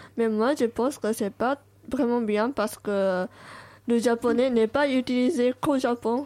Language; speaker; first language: French; non-native, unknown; Japanese